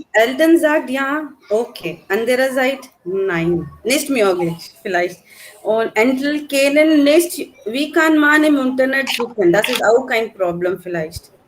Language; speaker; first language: German; non-native, learner; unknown